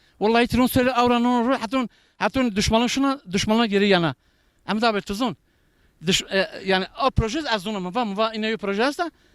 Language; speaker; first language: Turkish; native; Turkish